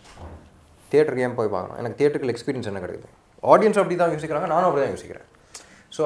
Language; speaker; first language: Tamil; non-native, local second language; Telugu